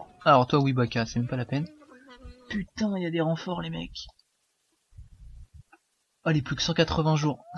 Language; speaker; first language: French; native; French